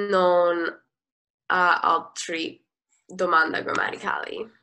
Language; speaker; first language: Italian; non-native, learner; English